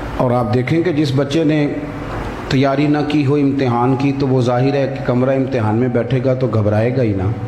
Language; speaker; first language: Urdu; non-native, local second language; Punjabi